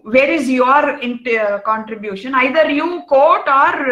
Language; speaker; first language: English; non-native, local second language; Kannada